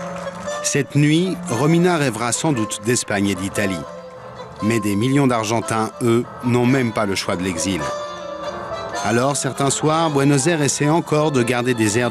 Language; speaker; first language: French; native; French